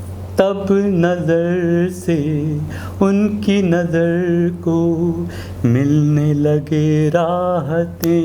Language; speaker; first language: Hindi; native; Hindi